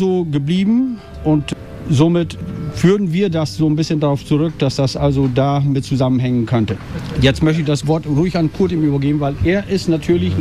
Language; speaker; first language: German; non-native, local second language; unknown